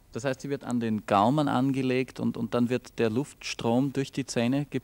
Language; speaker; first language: German; native; German